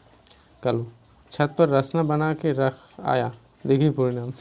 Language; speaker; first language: Hindi; non-native, local second language; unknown